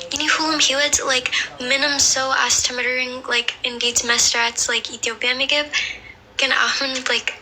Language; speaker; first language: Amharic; early bilingual, heritage; Amharic